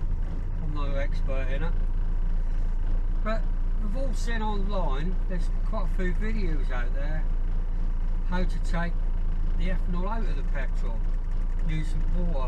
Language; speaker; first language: English; native; English